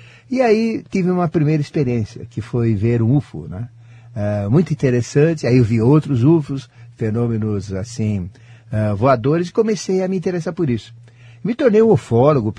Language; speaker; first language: Portuguese; native; Portuguese